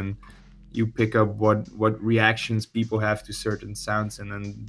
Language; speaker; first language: English; non-native, fluent; Dutch